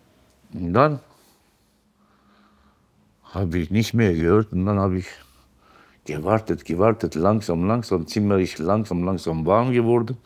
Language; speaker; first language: German; non-native, local second language; Turkish